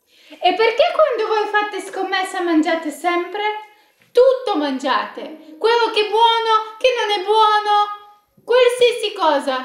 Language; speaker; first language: Italian; non-native, fluent; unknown